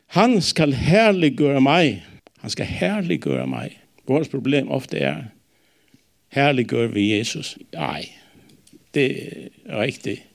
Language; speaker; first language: Danish; non-native, local second language; Faroese